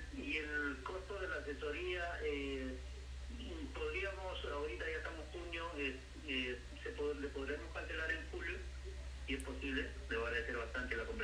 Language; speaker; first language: Spanish; native; Spanish